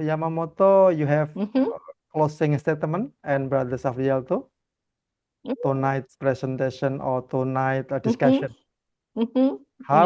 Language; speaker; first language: English; non-native, learner; Indonesian